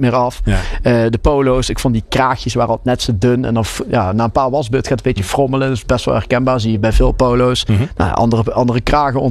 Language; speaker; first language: Dutch; native; Dutch